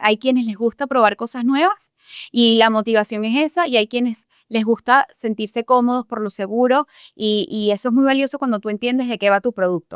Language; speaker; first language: Spanish; native; Spanish